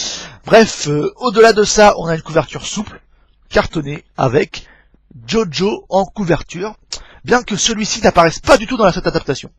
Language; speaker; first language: French; native; French